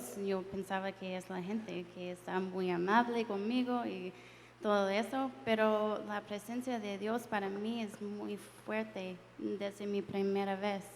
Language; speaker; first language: Spanish; non-native, learner; English